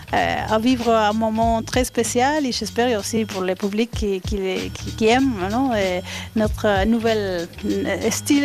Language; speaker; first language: French; non-native, fluent; Spanish